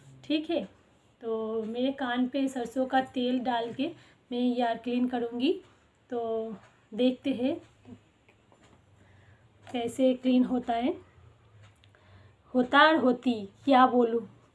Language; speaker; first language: Hindi; non-native, local second language; Bangla